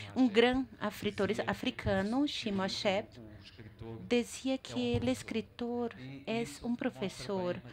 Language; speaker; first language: Spanish; non-native, fluent; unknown